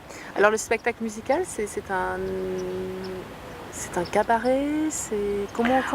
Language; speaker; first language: French; native; French